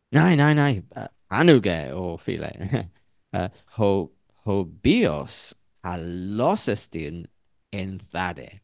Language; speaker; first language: Greek; non-native, learner; English